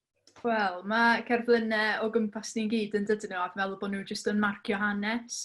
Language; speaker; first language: Welsh; non-native, local second language; English